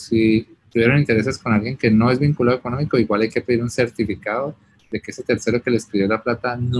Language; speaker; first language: Spanish; native; Spanish